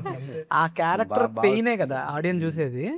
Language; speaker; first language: Telugu; native; Telugu